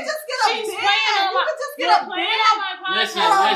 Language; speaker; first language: English; native; English